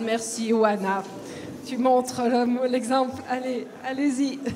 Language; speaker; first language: French; native; French